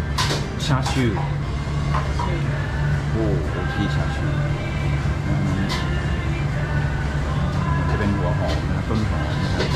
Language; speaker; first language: Japanese; non-native, learner; Thai